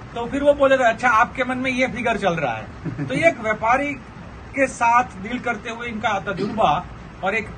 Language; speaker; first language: Hindi; non-native, local second language; Gujarati